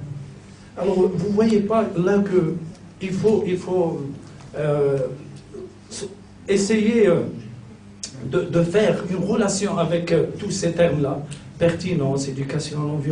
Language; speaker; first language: French; non-native, local second language; Arabic